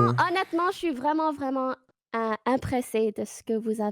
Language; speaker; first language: French; non-native, fluent; English